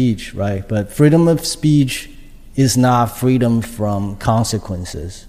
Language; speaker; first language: English; non-native, fluent; Chinese